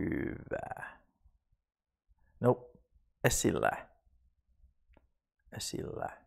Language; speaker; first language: Finnish; non-native, learner; English